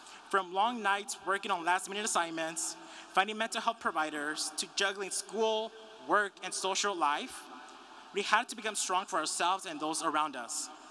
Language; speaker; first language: English; early bilingual, other home language; Spanish